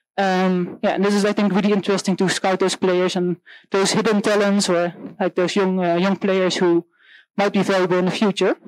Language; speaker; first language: English; non-native, fluent; Dutch